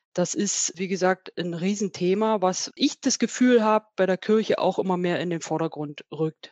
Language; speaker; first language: German; native; German